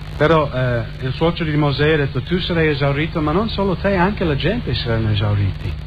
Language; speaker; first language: Italian; non-native, fluent; English